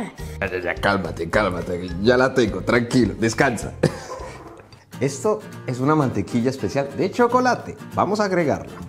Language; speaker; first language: Spanish; native; Spanish